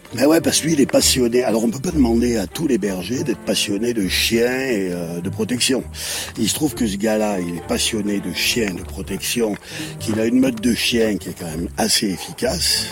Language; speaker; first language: French; native; French